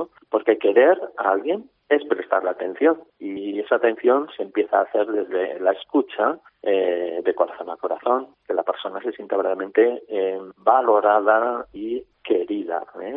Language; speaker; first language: Spanish; native; Spanish